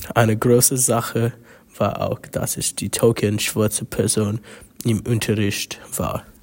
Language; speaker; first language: German; non-native, learner; English